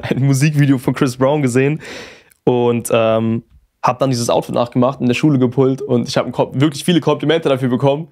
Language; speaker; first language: German; native; German